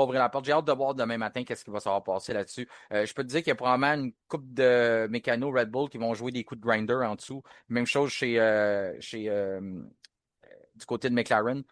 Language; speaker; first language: French; native; French